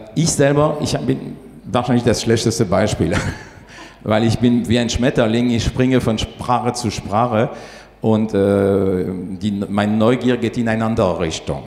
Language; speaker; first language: German; non-native, fluent; French